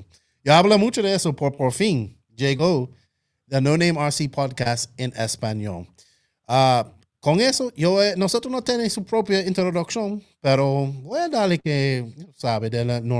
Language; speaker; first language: Spanish; non-native, local second language; English